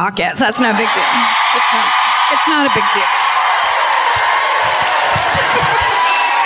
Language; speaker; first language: English; native; English